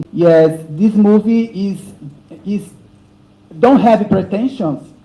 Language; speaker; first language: English; non-native, learner; Portuguese